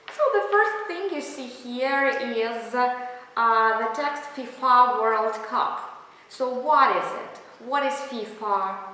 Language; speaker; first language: English; non-native, fluent; Russian